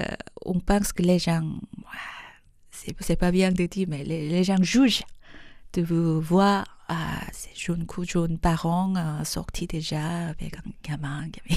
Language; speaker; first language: French; non-native, fluent; Korean